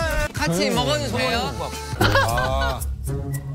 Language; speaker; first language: Korean; non-native, fluent; Thai